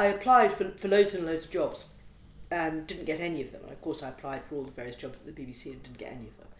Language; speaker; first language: English; native; English